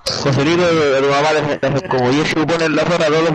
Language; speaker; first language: Spanish; native; Spanish